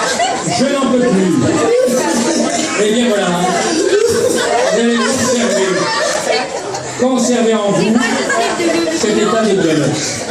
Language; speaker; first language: French; native; French